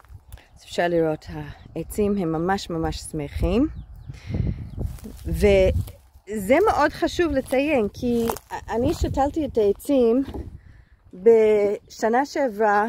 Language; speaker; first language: Hebrew; non-native, fluent; English